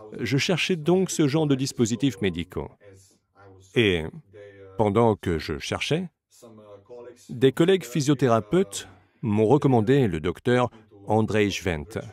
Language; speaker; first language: French; non-native, fluent; Slovenian